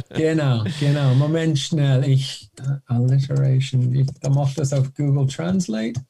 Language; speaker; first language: German; non-native, fluent; English